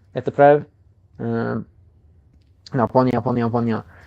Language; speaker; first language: Russian; non-native, learner; English